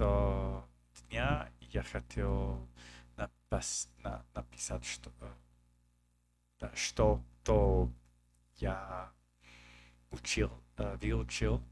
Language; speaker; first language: Russian; non-native, learner; English